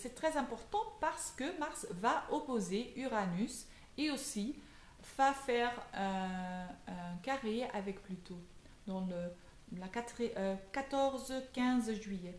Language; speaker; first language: French; non-native, local second language; Dutch